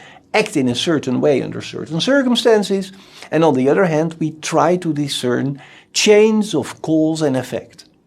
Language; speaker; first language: English; non-native, fluent; Dutch